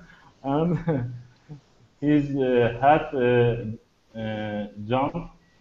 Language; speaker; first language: English; non-native, learner; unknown